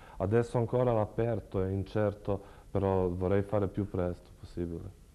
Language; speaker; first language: Italian; non-native, fluent; Serbian